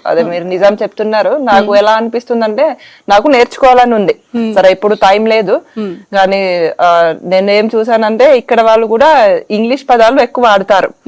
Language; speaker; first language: Telugu; non-native, fluent; Finnish